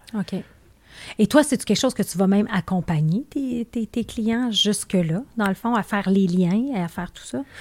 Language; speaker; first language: French; native; French